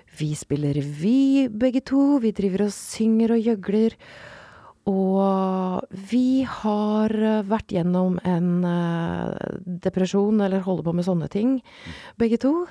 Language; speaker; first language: Norwegian; native; Norwegian